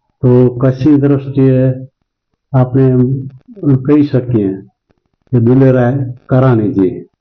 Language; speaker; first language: Gujarati; non-native, local second language; Kachhi